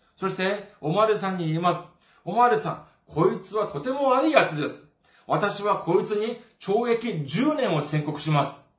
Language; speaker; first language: Japanese; non-native, fluent; Korean